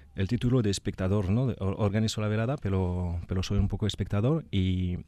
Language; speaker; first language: Spanish; non-native, fluent; French